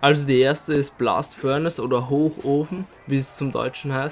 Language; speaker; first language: German; native; German